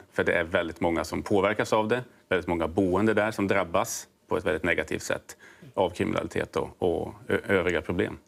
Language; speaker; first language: Swedish; native; Swedish